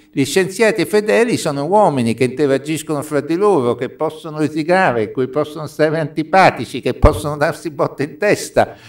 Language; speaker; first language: Italian; native; Italian